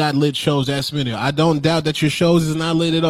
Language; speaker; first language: English; native; English